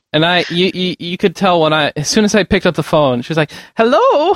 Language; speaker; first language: English; native; English